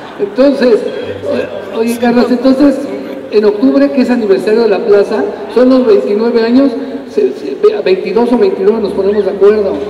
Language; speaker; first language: Spanish; native; Spanish